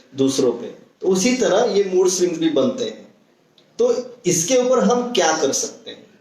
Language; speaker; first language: Hindi; non-native, local second language; Marathi